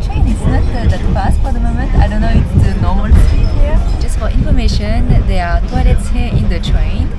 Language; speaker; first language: English; non-native, fluent; French